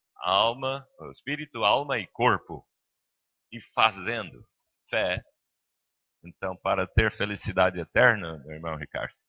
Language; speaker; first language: Portuguese; non-native, fluent; English